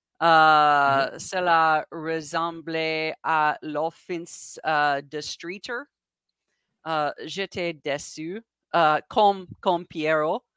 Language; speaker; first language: French; non-native, learner; English